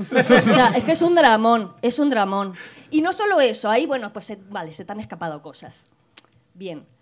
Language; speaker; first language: Spanish; native; Spanish